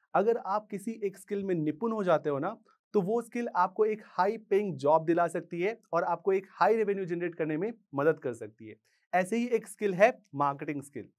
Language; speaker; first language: Hindi; native; Hindi